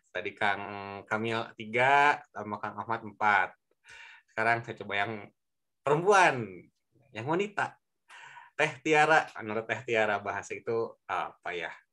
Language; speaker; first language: Indonesian; native; Indonesian